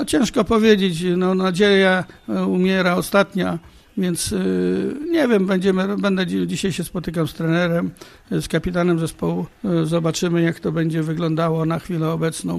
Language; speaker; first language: Polish; native; Polish